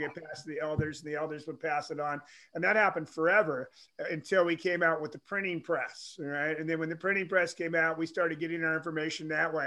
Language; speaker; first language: English; native; English